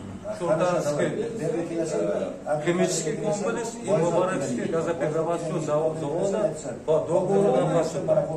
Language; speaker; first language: Russian; non-native, local second language; Uzbek